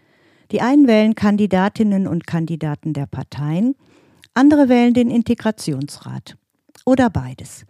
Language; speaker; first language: German; native; German